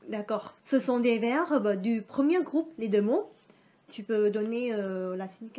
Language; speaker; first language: French; non-native, fluent; Thai